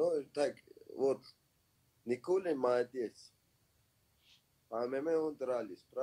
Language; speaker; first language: Russian; non-native, learner; Persian